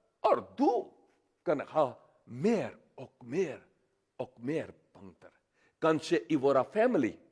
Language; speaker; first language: Swedish; non-native, learner; Urdu